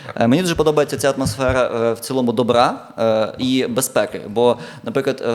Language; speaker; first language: Ukrainian; native; Ukrainian